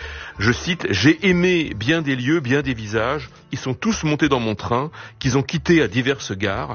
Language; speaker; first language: French; native; French